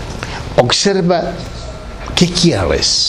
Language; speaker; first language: Spanish; native; Spanish